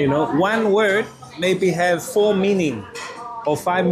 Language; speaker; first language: English; native; English